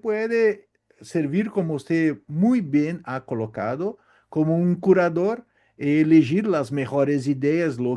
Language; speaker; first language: Spanish; non-native, learner; Portuguese